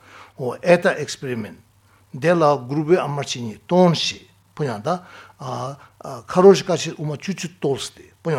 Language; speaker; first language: Russian; non-native, fluent; Tibetan